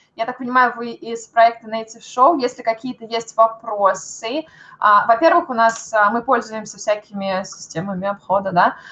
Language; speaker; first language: Russian; native; Russian